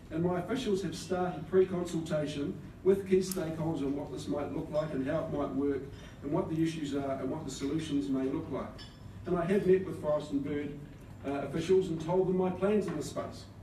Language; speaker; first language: English; native; English